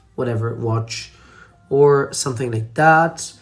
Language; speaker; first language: English; non-native, fluent; Italian